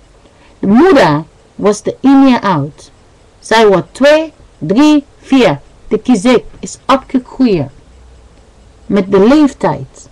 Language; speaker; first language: Dutch; non-native, learner; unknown